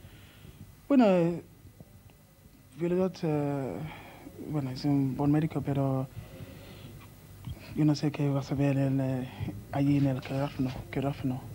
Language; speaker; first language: Spanish; non-native, learner; English